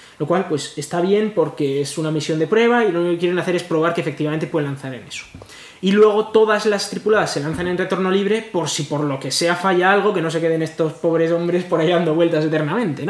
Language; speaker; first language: Spanish; native; Spanish